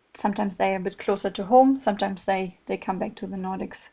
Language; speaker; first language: English; non-native, fluent; German